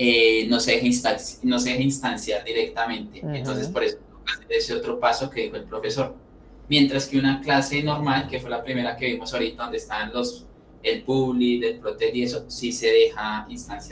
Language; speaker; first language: Spanish; native; Spanish